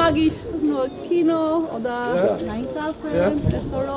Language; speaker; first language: German; non-native, learner; Albanian